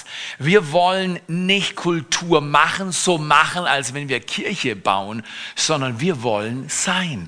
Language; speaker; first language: German; native; German